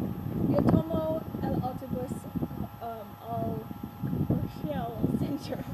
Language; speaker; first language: Spanish; non-native, learner; English